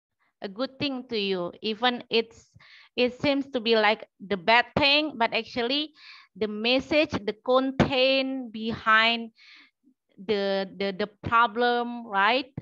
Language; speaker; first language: English; non-native, learner; Indonesian